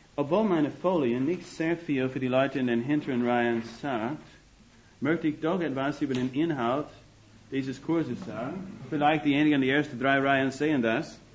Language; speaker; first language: German; non-native, fluent; English